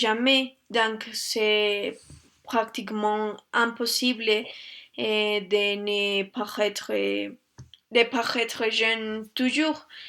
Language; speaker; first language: French; non-native, learner; Spanish